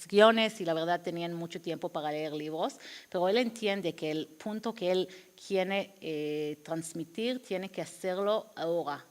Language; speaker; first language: Spanish; non-native, fluent; Hebrew